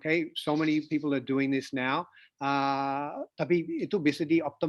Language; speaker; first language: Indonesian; non-native, fluent; English